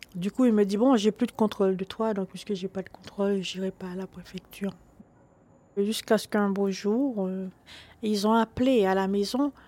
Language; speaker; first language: French; non-native, local second language; Haitian Creole